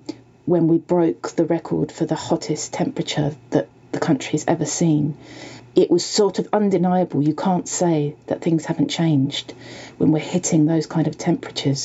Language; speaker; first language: English; native; English